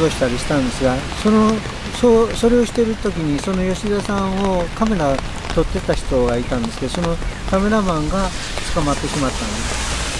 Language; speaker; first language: Japanese; native; Japanese